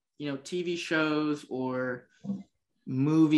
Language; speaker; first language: English; native; English